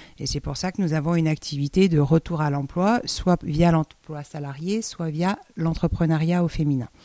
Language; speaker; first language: French; native; French